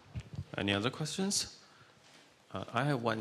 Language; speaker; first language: English; non-native, fluent; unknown